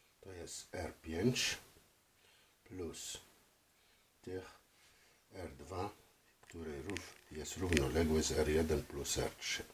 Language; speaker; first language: Polish; non-native, fluent; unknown